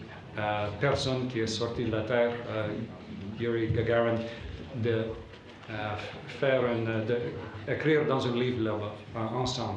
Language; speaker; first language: French; non-native, local second language; English